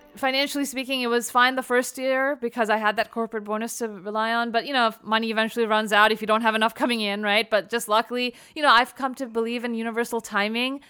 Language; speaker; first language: English; native; English